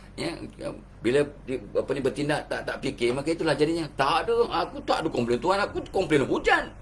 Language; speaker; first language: Malay; native; Malay